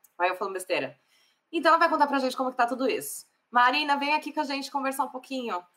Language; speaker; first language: Portuguese; native; Portuguese